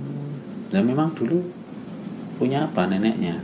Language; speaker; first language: Indonesian; native; Indonesian